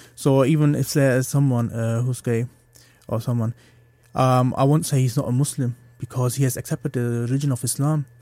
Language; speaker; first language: English; non-native, fluent; German